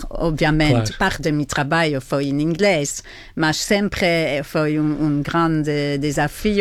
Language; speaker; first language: Portuguese; non-native, learner; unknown